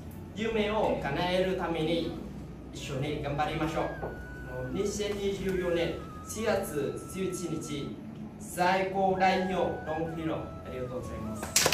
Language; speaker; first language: Japanese; non-native, learner; Nepali